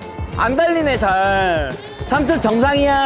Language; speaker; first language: Korean; native; Korean